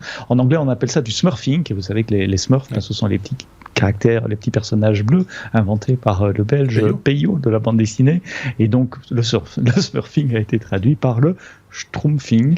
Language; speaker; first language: French; native; French